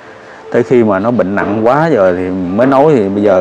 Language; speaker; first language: Vietnamese; native; Vietnamese